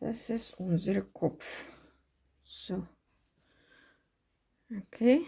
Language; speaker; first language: German; non-native, learner; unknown